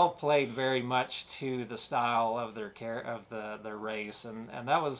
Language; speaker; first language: English; native; English